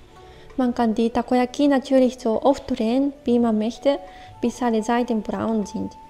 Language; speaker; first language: German; non-native, fluent; Japanese